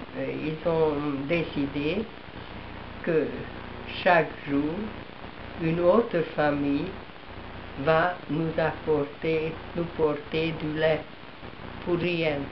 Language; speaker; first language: French; non-native, fluent; Hungarian